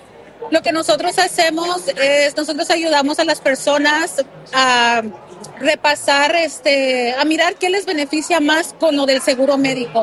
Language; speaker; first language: Spanish; early bilingual, heritage; Spanish